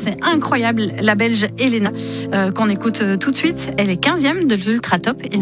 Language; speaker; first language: French; native; French